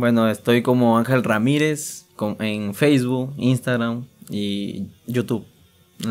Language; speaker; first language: Spanish; native; Spanish